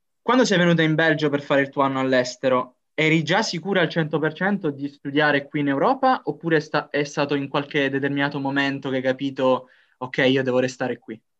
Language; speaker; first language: Italian; native; Italian